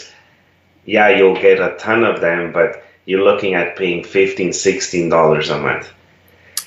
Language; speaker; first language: English; non-native, fluent; Italian